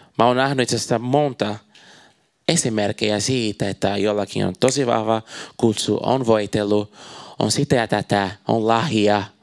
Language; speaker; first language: Finnish; non-native, fluent; Portuguese